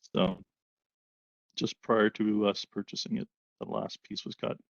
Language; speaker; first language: English; native; English